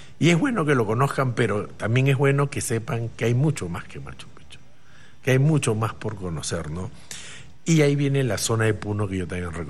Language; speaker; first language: Spanish; native; Spanish